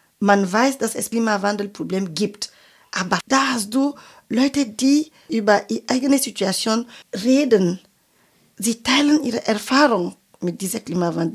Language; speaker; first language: German; non-native, fluent; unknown